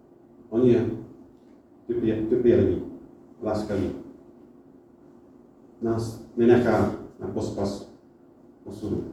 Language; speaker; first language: Czech; non-native, fluent; English